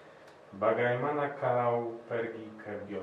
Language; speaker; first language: Indonesian; non-native, learner; Polish